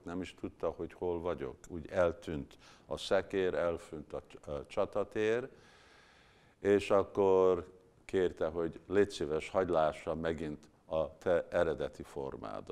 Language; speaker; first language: Hungarian; early bilingual, heritage; Hungarian